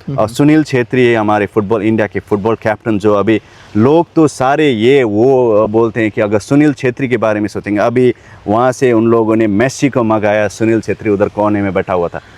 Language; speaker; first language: Hindi; non-native, local second language; Nepali